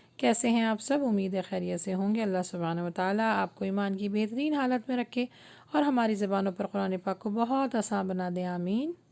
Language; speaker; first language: Urdu; native; Urdu